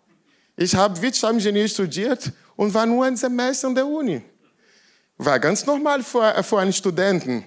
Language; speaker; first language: German; non-native, learner; Portuguese